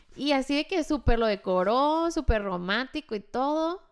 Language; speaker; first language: Spanish; early bilingual, heritage; Spanish